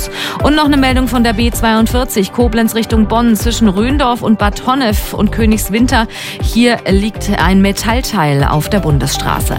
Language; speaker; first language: German; native; German